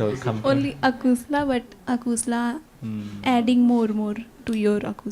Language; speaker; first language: English; non-native, learner; Nepali